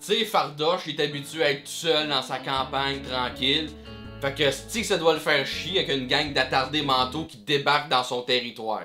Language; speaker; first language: French; native; French